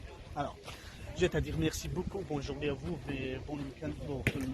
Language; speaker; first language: French; non-native, learner; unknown